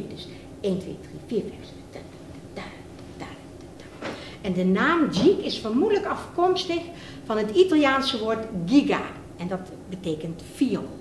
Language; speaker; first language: Dutch; native; Dutch